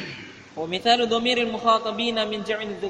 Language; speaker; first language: Arabic; non-native, fluent; Indonesian